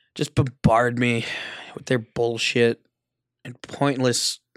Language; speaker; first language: English; early bilingual, other home language; Italian